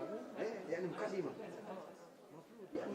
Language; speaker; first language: Arabic; non-native, learner; Indonesian